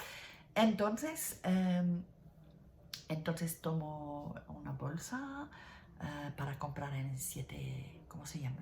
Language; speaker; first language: Spanish; non-native, learner; French